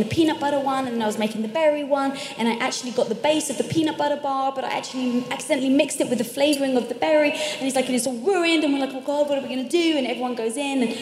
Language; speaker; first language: English; native; English